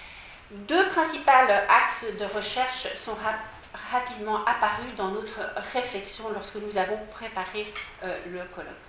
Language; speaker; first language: French; native; French